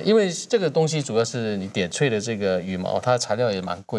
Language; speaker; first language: Chinese; native; Chinese